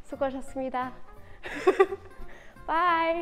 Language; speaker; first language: Korean; non-native, fluent; Thai